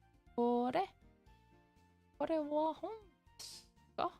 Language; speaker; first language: Japanese; non-native, learner; English